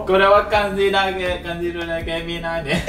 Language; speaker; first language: Japanese; non-native, learner; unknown